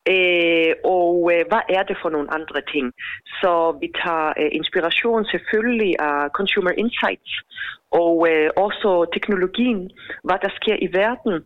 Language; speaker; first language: Danish; non-native, fluent; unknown